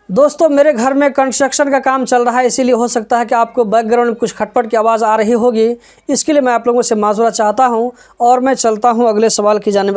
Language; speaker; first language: Hindi; native; Hindi